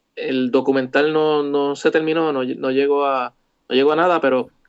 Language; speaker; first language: Spanish; native; Spanish